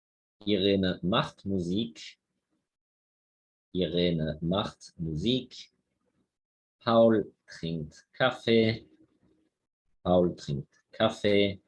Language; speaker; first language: German; non-native, fluent; Spanish